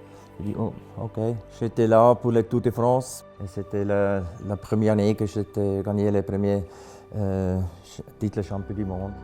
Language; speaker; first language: French; non-native, local second language; German